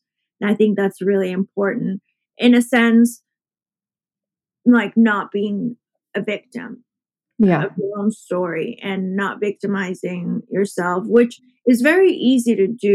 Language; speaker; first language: English; early bilingual, other home language; Spanish